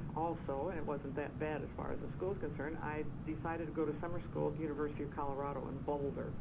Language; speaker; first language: English; native; English